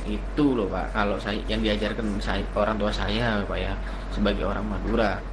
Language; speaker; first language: Indonesian; non-native, local second language; Madurese